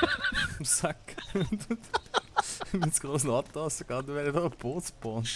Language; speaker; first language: German; native; German